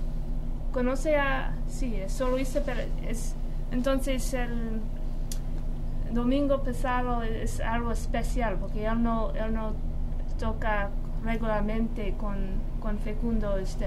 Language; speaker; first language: Spanish; non-native, learner; English